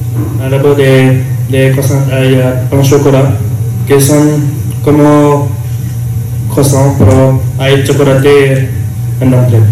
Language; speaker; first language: Spanish; non-native, learner; French